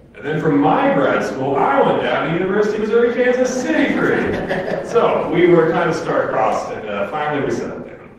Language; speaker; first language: English; native; English